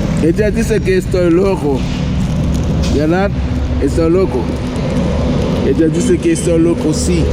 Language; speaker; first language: Spanish; non-native, learner; Haitian Creole